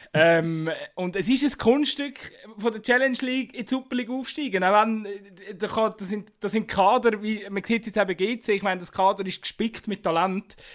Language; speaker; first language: German; native; German